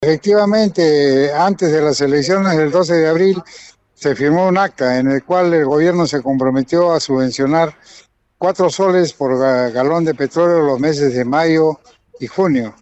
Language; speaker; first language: Spanish; native; Spanish